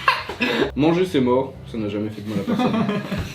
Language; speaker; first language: French; native; French